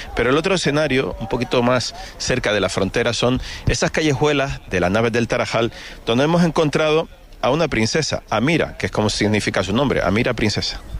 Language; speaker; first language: Spanish; native; Spanish